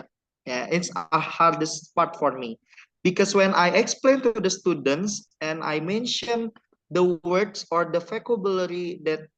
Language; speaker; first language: English; non-native, learner; Indonesian